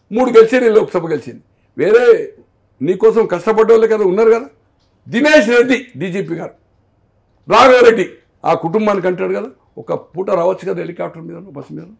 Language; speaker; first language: Telugu; native; Telugu